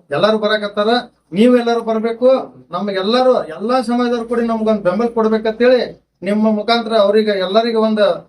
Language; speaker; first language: Kannada; non-native, local second language; Lambadi